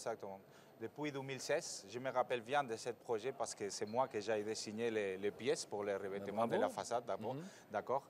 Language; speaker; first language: French; non-native, fluent; Spanish